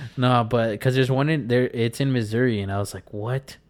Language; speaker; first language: English; early bilingual, other home language; Spanish